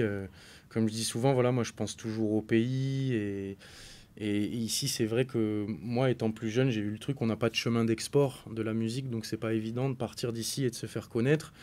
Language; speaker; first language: French; native; French